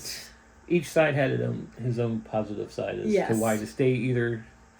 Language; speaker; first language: English; native; English